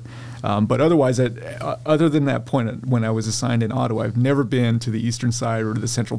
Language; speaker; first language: English; native; English